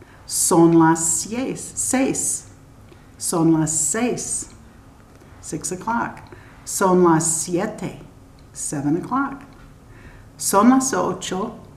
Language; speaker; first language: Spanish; non-native, fluent; English